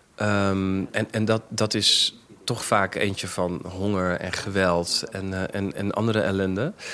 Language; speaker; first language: Dutch; native; Dutch